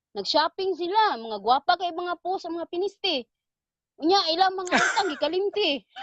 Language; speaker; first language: Cebuano; native; Cebuano